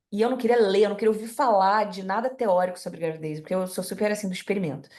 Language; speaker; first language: Portuguese; native; Portuguese